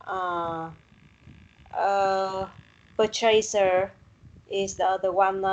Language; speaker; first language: English; non-native, learner; Vietnamese